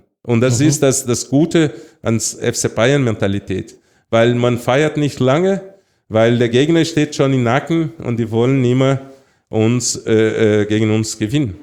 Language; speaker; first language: German; non-native, fluent; Portuguese